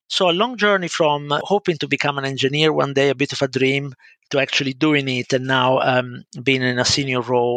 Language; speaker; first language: English; non-native, fluent; Italian